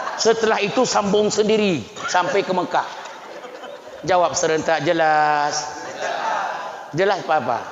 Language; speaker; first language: Malay; non-native, local second language; Achinese